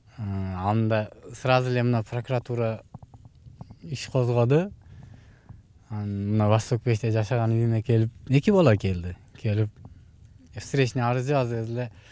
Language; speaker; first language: Kyrgyz; non-native, local second language; Uzbek